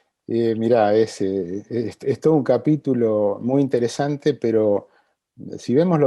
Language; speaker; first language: Spanish; native; Spanish